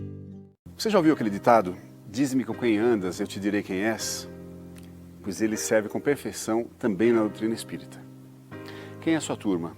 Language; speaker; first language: Portuguese; native; Portuguese